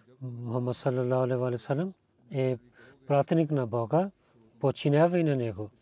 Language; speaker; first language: Bulgarian; non-native, learner; Urdu